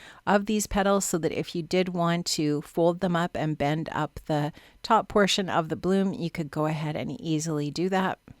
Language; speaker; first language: English; native; English